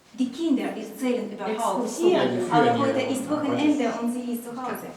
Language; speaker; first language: German; non-native, learner; Ukrainian